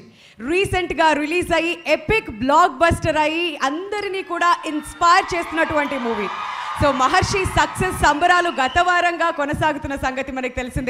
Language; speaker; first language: Telugu; native; Telugu